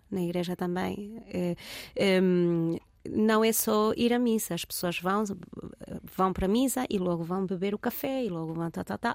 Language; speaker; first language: Portuguese; early bilingual, heritage; Portuguese